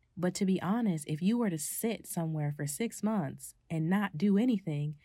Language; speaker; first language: English; native; English